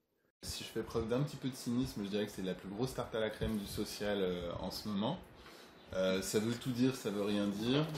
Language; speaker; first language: French; native; French